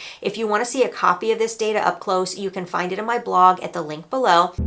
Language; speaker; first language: English; native; English